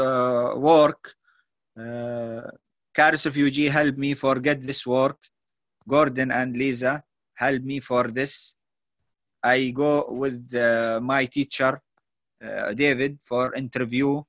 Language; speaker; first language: English; non-native, learner; Arabic